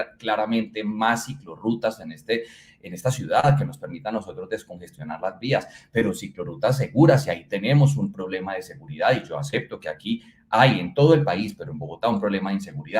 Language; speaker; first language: Spanish; native; Spanish